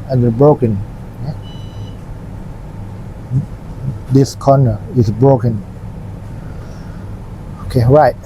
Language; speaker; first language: English; non-native, learner; Thai